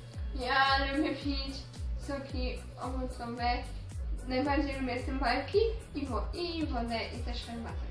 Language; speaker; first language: Polish; early bilingual, heritage; Polish